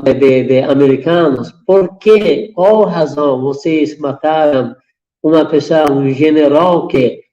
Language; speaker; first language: Portuguese; non-native, fluent; Persian